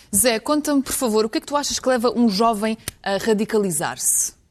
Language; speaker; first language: Portuguese; early bilingual, other home language; Ukrainian